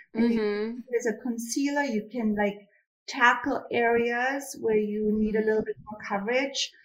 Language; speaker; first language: English; non-native, fluent; German